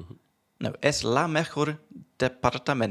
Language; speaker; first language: Spanish; non-native, learner; English